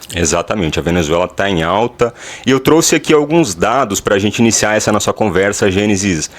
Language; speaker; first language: Portuguese; native; Portuguese